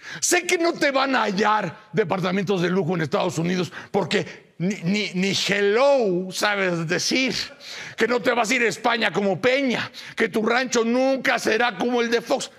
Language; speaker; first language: Spanish; native; Spanish